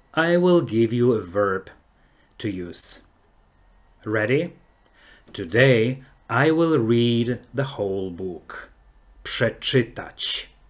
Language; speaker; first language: English; non-native, fluent; Polish